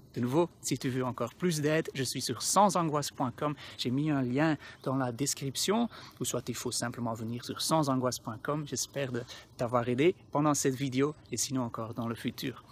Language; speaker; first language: French; non-native, local second language; Dutch